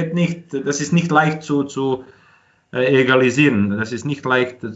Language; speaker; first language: German; non-native, fluent; Croatian